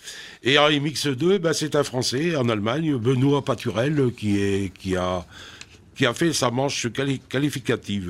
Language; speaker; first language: French; native; French